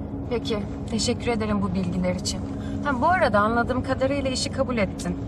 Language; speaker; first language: Turkish; native; Turkish